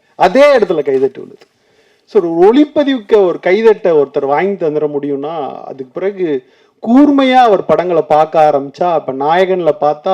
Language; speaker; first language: Tamil; native; Tamil